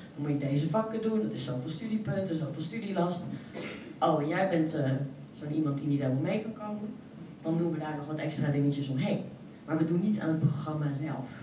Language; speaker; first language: Dutch; early bilingual, other home language; French